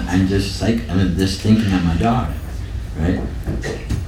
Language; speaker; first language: English; native; English